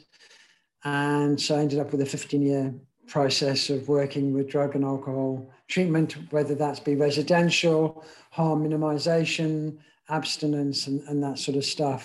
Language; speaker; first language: English; native; English